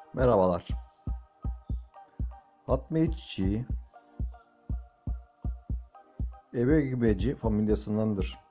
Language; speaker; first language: Turkish; native; Turkish